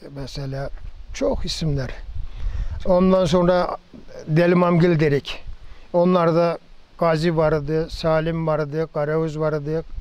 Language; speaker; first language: Turkish; native; Turkish